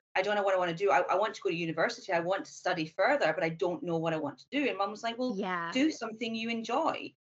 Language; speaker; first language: English; native; English